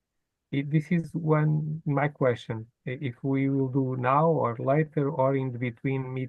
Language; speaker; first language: English; non-native, fluent; Portuguese